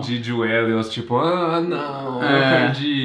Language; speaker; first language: Portuguese; non-native, fluent; English